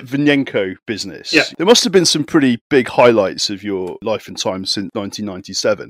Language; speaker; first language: English; native; English